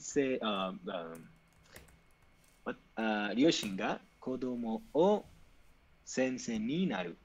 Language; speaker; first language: Japanese; non-native, learner; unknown